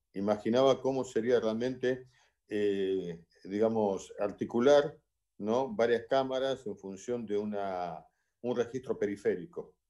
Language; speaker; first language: Spanish; native; Spanish